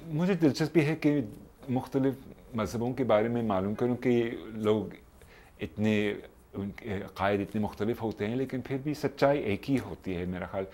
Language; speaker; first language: Urdu; non-native, fluent; English